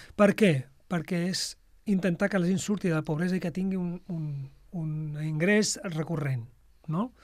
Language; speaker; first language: Catalan; non-native, fluent; Arabic